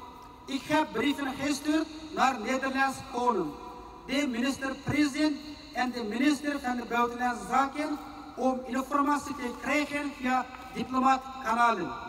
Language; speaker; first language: Dutch; non-native, fluent; Uyghur